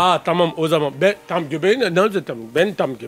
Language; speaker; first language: Turkish; non-native, learner; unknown